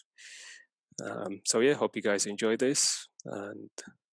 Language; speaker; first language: English; non-native, fluent; Persian